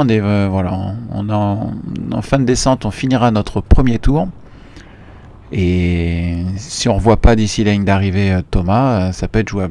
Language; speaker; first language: French; native; French